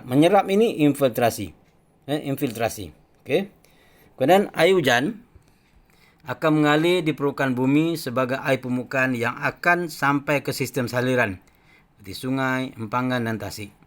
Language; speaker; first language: Malay; native; Malay